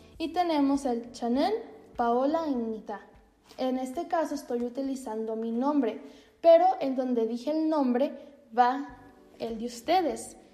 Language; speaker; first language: Spanish; native; Spanish